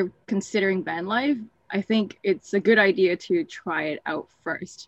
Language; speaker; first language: English; non-native, local second language; Cantonese